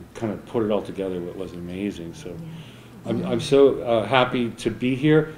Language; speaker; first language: English; native; English